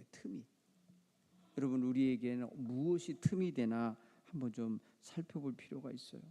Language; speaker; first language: Korean; native; Korean